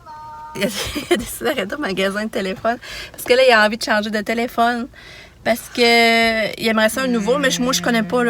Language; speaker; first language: French; native; French